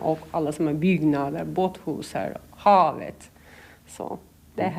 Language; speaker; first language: Swedish; non-native, learner; Turkish